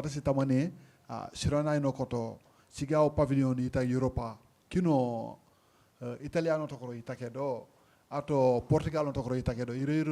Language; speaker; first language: Japanese; non-native, learner; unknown